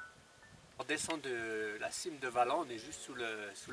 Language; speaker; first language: French; native; French